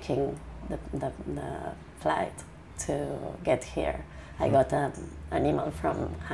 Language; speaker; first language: English; non-native, fluent; Spanish